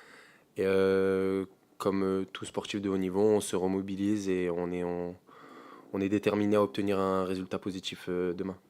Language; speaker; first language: French; native; French